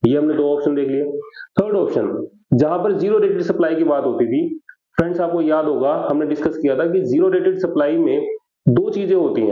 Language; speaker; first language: Hindi; native; Hindi